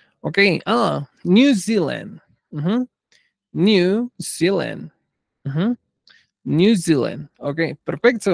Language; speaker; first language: English; non-native, fluent; Spanish